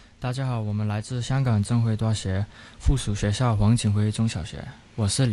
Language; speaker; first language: Chinese; non-native, local second language; Cantonese